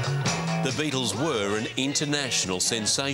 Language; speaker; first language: English; native; English